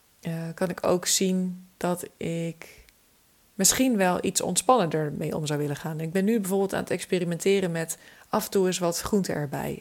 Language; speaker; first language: Dutch; native; Dutch